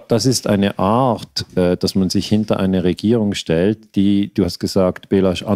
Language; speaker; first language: German; native; German